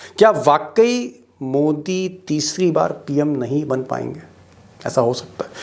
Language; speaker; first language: Hindi; native; Hindi